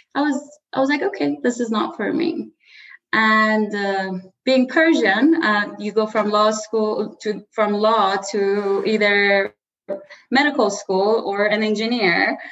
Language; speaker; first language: English; early bilingual, other home language; Persian